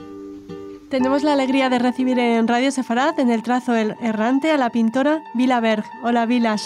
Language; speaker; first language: Spanish; native; Spanish